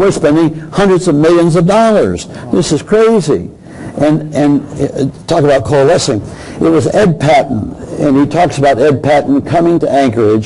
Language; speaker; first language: English; native; English